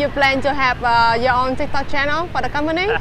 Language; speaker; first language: English; non-native, fluent; Vietnamese